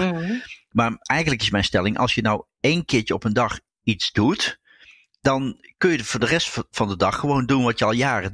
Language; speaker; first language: Dutch; native; Dutch